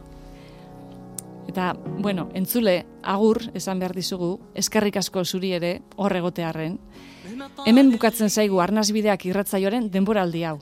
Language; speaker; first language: Basque; native; Basque